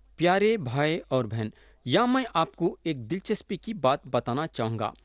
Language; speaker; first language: Urdu; native; Urdu